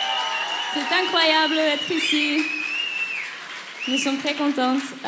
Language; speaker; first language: French; non-native, learner; Catalan